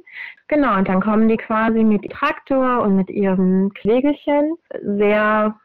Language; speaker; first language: German; native; German